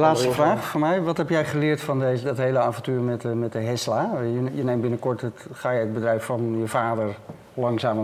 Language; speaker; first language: Dutch; native; Dutch